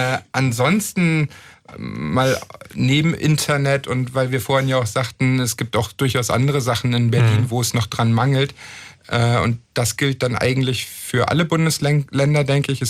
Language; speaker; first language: German; native; German